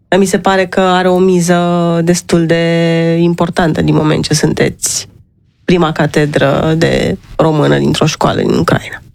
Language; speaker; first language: Romanian; native; Romanian